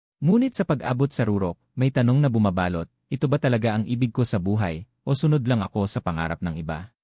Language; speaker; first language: Filipino; native; Filipino